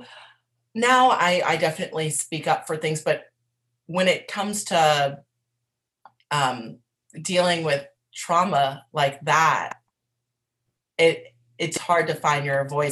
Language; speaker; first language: English; native; English